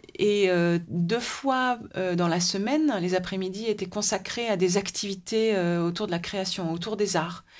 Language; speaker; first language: French; native; French